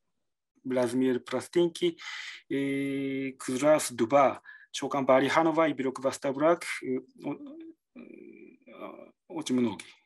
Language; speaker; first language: Russian; non-native, learner; Japanese